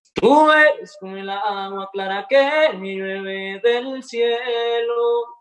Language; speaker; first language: Spanish; native; Spanish